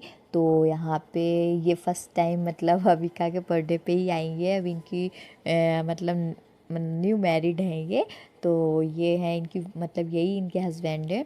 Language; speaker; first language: Hindi; native; Hindi